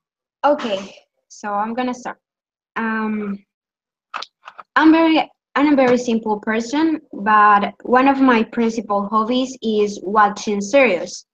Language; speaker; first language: English; non-native, learner; Spanish